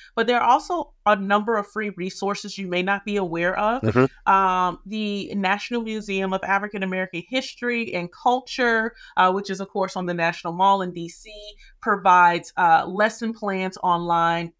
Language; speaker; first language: English; native; English